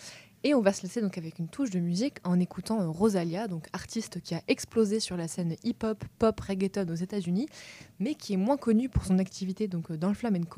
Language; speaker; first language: French; native; French